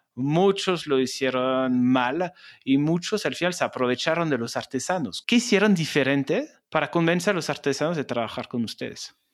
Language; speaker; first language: Spanish; non-native, fluent; French